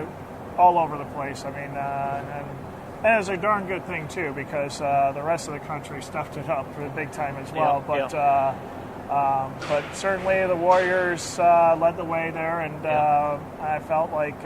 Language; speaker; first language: English; native; English